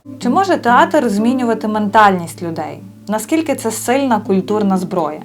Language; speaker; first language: Ukrainian; native; Ukrainian